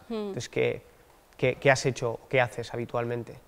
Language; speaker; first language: Spanish; native; Spanish